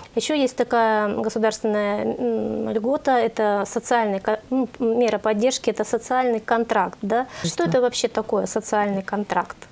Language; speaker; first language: Russian; native; Russian